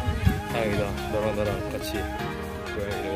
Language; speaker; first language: Korean; native; Korean